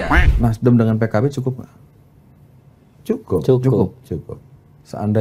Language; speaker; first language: Indonesian; native; Indonesian